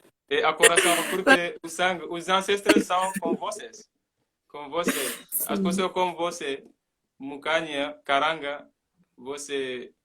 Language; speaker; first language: Portuguese; non-native, learner; Mandingo